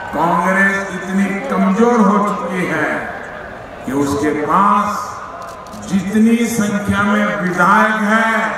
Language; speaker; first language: Hindi; non-native, local second language; Gujarati